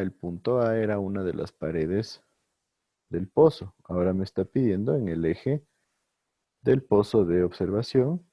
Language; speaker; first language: Spanish; native; Spanish